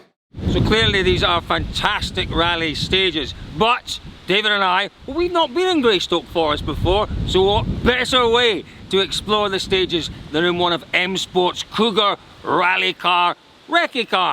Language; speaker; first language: English; native; English